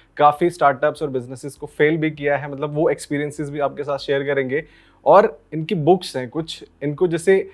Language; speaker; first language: Hindi; native; Hindi